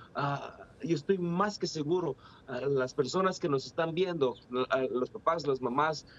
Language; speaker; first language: Spanish; native; Spanish